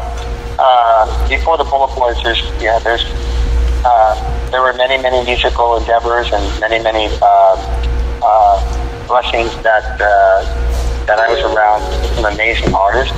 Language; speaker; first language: English; native; English